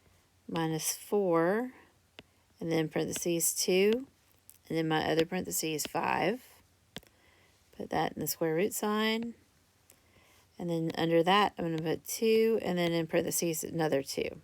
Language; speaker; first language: English; native; English